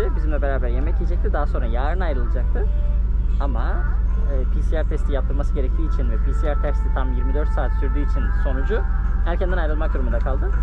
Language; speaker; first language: Turkish; native; Turkish